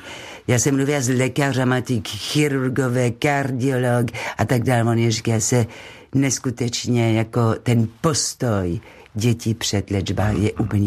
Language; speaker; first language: Czech; non-native, learner; French